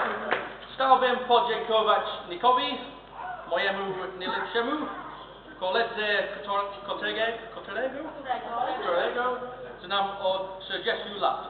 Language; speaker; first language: Polish; non-native, learner; English